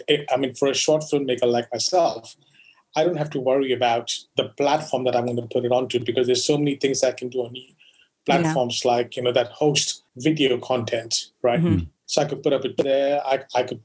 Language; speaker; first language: English; non-native, local second language; Konkani